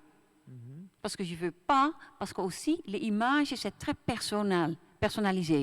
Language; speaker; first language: French; non-native, fluent; Dutch